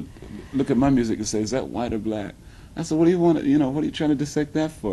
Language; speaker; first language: English; native; English